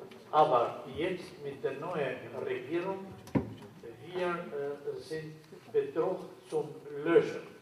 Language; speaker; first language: German; non-native, learner; Albanian